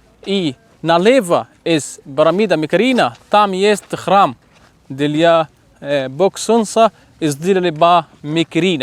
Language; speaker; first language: Russian; non-native, learner; Arabic